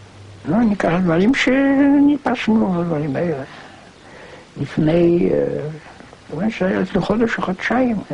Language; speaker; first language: Hebrew; non-native, fluent; German